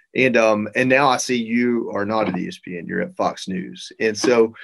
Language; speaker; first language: English; native; English